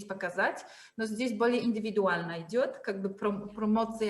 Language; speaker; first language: Russian; non-native, fluent; Polish